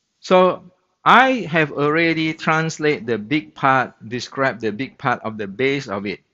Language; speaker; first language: English; non-native, fluent; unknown